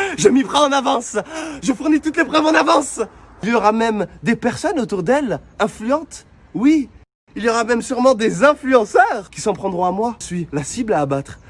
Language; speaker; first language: French; native; French